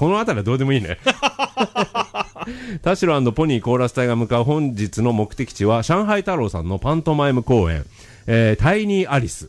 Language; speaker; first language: Japanese; native; Japanese